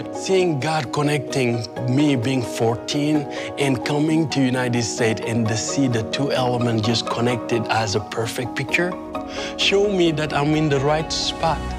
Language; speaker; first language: English; early bilingual, other home language; Wolof